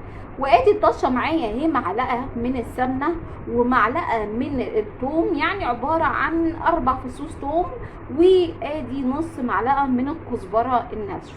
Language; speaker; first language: Arabic; native; Arabic